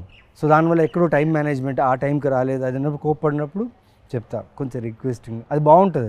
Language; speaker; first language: Telugu; native; Telugu